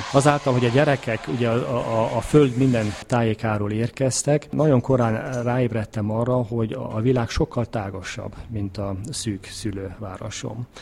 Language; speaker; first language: Hungarian; early bilingual, heritage; German